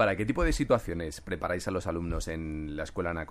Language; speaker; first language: Spanish; native; Spanish